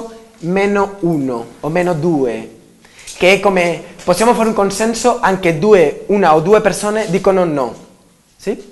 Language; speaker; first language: Italian; non-native, learner; Spanish